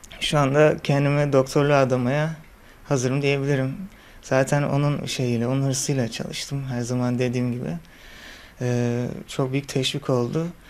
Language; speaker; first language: Turkish; native; Turkish